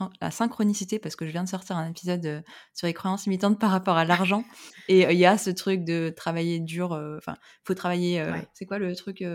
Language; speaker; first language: French; native; French